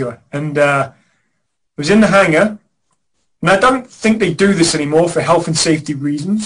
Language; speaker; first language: English; native; English